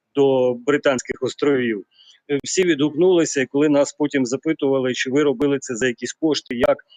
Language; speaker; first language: Ukrainian; native; Ukrainian